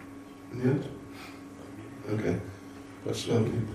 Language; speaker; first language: Russian; non-native, learner; English